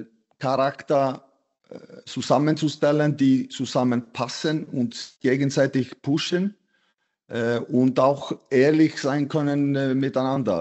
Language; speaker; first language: German; non-native, fluent; Icelandic